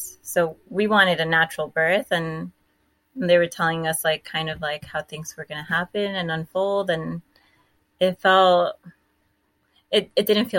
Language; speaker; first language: English; native; English